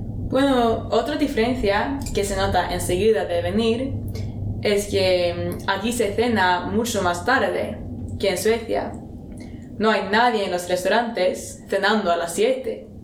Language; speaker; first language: Spanish; non-native, fluent; Swedish